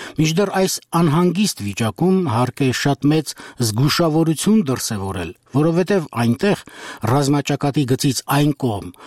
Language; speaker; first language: Armenian; native; Armenian